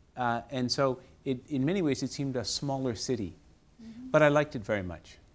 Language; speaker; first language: English; native; English